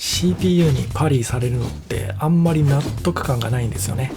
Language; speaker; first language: Japanese; native; Japanese